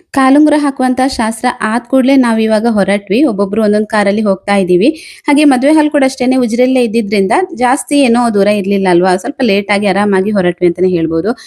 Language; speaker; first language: Kannada; non-native, local second language; Tulu